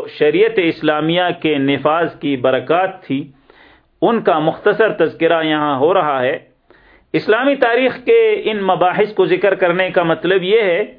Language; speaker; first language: Urdu; native; Urdu